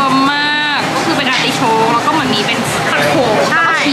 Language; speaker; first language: Thai; native; Thai